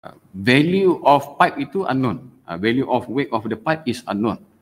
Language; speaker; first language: English; non-native, local second language; Malay